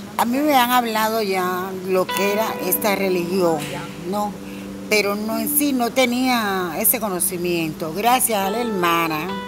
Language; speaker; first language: Spanish; native; Spanish